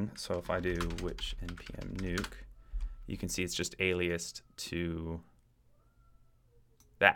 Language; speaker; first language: English; native; English